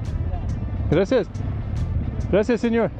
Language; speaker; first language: Spanish; non-native, learner; English